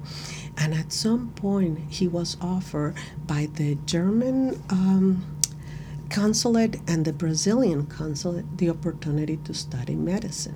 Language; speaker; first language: English; non-native, fluent; Spanish